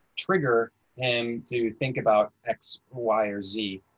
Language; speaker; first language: English; native; English